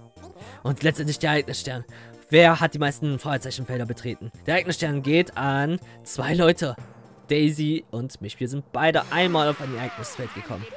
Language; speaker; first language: German; native; German